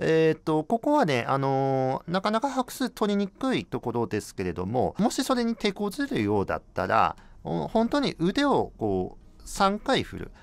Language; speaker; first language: Japanese; native; Japanese